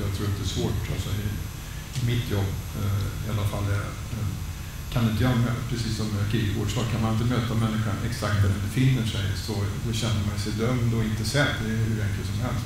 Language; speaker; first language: Swedish; native; Swedish